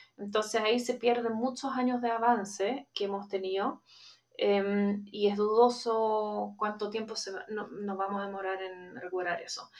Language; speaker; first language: Spanish; non-native, fluent; German